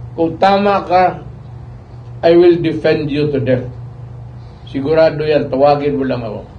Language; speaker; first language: Filipino; non-native, local second language; Cebuano